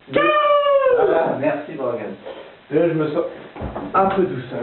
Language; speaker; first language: French; native; French